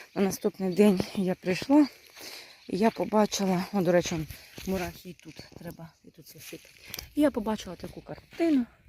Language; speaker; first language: Ukrainian; non-native, local second language; Russian